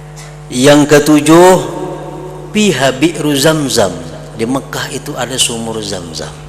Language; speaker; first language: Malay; non-native, local second language; Banjar